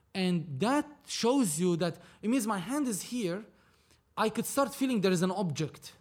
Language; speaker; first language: English; non-native, fluent; Arabic